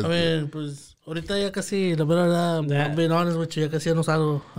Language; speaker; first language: Spanish; native; Spanish